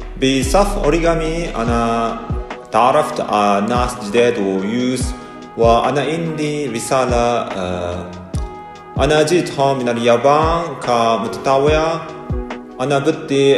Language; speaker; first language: Arabic; non-native, learner; Japanese